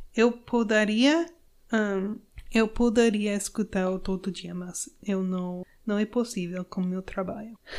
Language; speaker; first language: Portuguese; non-native, learner; English